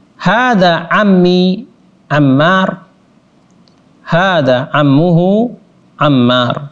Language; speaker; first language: Arabic; non-native, fluent; Indonesian